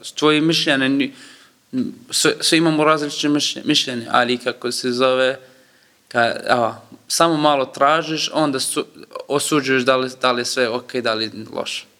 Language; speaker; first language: Serbian; non-native, learner; Kurdish